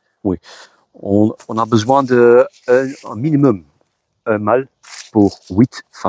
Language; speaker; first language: French; non-native, local second language; Dutch